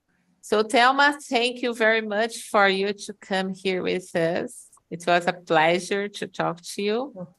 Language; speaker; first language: English; non-native, fluent; Portuguese